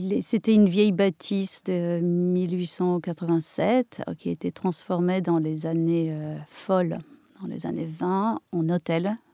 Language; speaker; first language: French; non-native, fluent; Polish